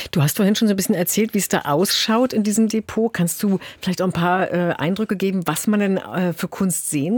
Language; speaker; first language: German; native; German